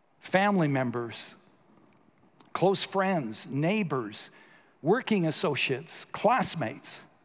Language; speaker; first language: English; native; English